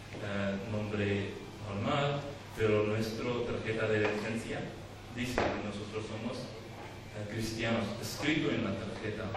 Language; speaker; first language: Spanish; non-native, learner; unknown